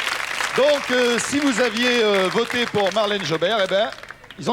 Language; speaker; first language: French; native; French